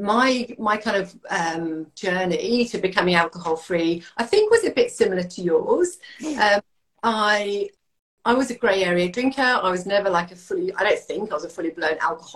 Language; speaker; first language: English; native; English